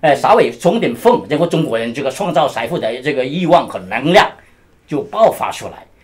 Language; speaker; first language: Chinese; native; Chinese